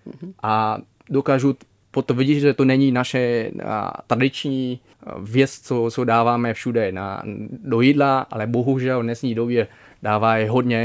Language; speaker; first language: Czech; non-native, fluent; Vietnamese